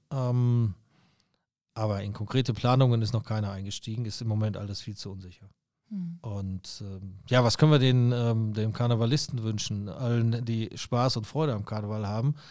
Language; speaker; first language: German; native; German